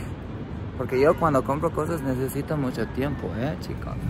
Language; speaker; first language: Spanish; early bilingual, heritage; English